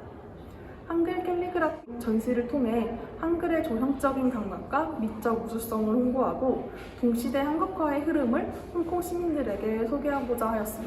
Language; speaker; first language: Korean; native; Korean